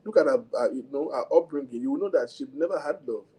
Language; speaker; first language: English; non-native, local second language; Yoruba